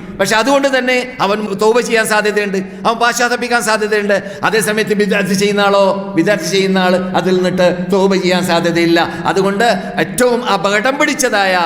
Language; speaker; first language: Malayalam; native; Malayalam